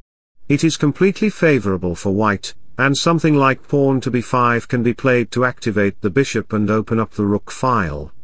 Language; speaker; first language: English; non-native, local second language; Hindi